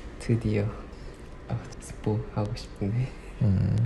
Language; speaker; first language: Korean; non-native, fluent; Japanese